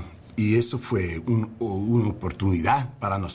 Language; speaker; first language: Spanish; non-native, learner; English